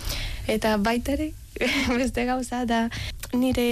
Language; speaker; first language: Basque; non-native, learner; Spanish